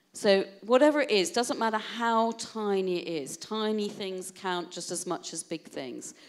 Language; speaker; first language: English; native; English